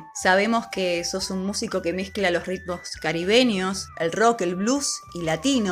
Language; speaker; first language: Spanish; native; Spanish